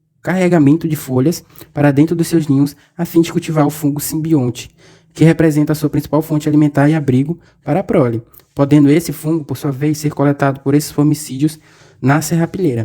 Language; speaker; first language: Portuguese; native; Portuguese